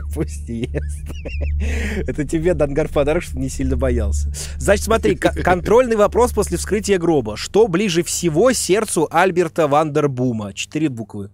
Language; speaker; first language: Russian; native; Russian